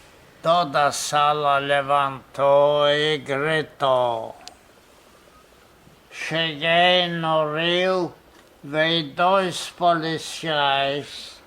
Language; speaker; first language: Portuguese; non-native, fluent; Polish